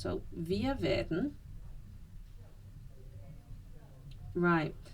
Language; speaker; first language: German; non-native, fluent; English